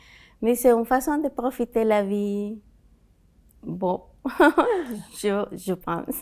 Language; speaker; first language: French; non-native, learner; Spanish